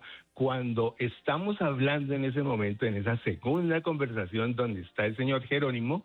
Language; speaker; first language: Spanish; native; Spanish